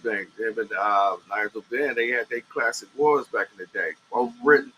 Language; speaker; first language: English; native; English